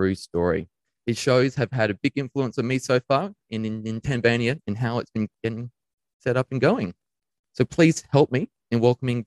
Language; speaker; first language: English; native; English